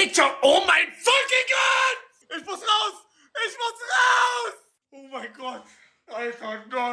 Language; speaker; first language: German; native; German